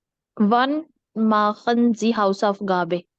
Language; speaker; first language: German; non-native, learner; Hindi